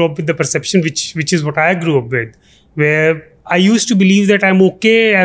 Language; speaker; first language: English; non-native, local second language; Punjabi